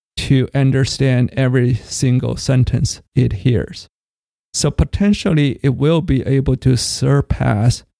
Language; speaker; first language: English; non-native, fluent; Chinese